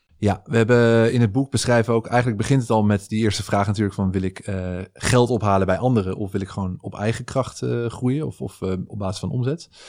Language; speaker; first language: Dutch; native; Dutch